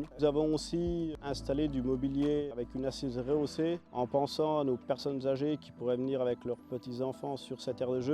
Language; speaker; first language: French; native; French